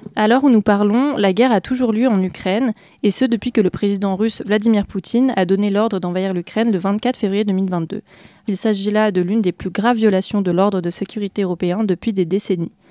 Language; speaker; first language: French; native; French